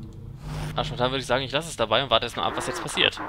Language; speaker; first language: German; native; German